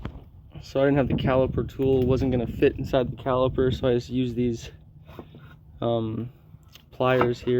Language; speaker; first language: English; native; English